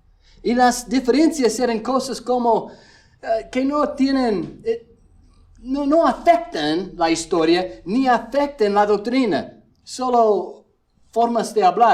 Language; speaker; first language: Spanish; non-native, fluent; English